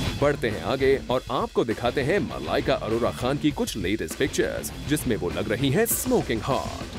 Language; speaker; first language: Hindi; native; Hindi